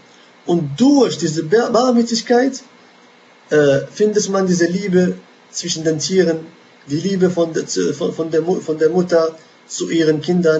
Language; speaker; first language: German; non-native, fluent; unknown